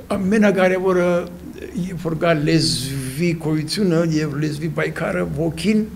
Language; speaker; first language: Armenian; native; Armenian